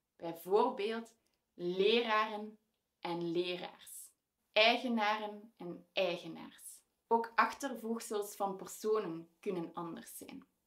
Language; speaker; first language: Dutch; native; Dutch